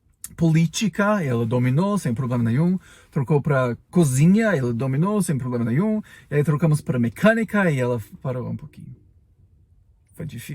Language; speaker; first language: Portuguese; non-native, fluent; English